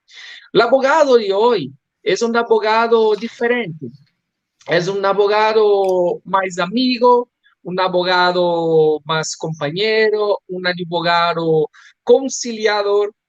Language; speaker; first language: Spanish; non-native, learner; Portuguese